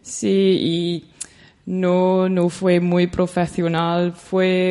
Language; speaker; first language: Spanish; non-native, learner; Dutch